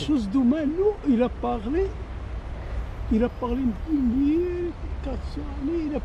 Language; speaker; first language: French; non-native, learner; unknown